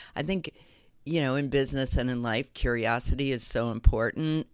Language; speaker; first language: English; native; English